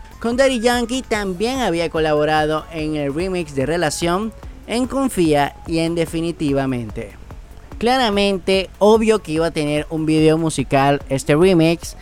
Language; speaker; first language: Spanish; native; Spanish